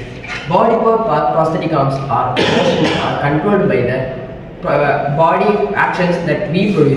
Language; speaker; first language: English; non-native, local second language; Tamil